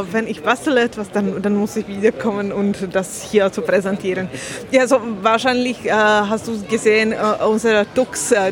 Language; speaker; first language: German; non-native, learner; Slovak